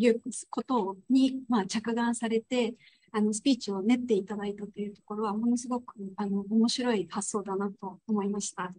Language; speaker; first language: Japanese; native; Japanese